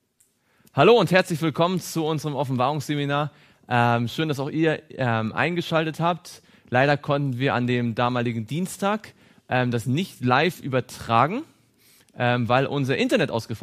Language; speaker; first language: German; native; German